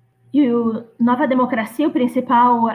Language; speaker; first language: Portuguese; non-native, fluent; Greek